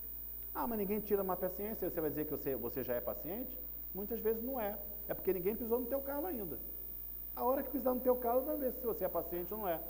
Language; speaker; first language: Portuguese; native; Portuguese